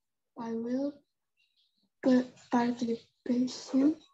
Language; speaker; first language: English; non-native, learner; Indonesian